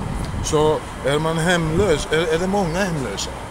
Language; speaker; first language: Swedish; native; Swedish